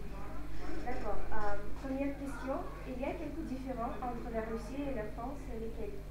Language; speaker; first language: French; non-native, learner; Russian